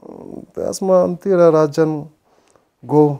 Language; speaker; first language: Armenian; non-native, learner; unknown